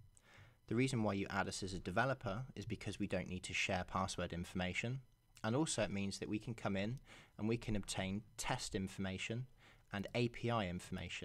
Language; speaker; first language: English; native; English